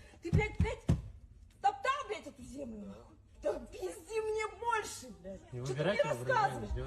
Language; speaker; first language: Russian; native; Russian